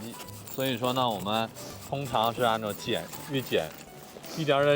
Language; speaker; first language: Chinese; native; Chinese